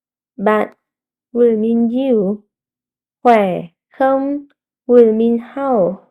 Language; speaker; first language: English; non-native, fluent; Vietnamese